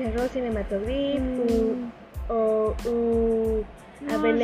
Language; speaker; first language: French; non-native, learner; Spanish